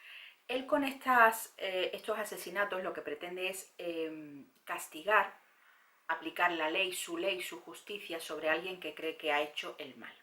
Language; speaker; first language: Spanish; native; Spanish